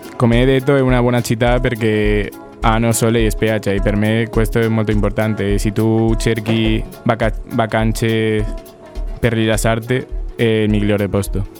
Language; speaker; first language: Italian; non-native, learner; Spanish